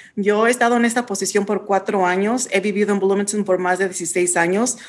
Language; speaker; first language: Spanish; early bilingual, heritage; Spanish